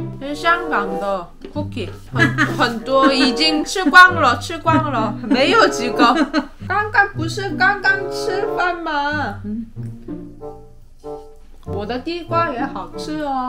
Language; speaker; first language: Chinese; non-native, fluent; Korean